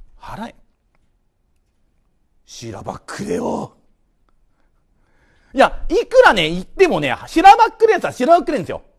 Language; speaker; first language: Japanese; native; Japanese